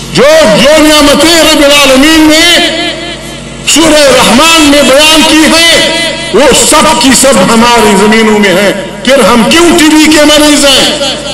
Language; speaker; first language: Urdu; non-native, local second language; Pashto